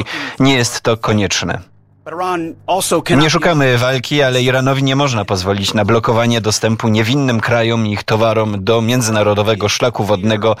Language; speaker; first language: Polish; native; Polish